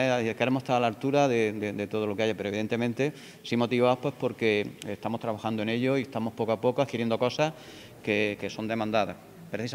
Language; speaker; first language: Spanish; native; Spanish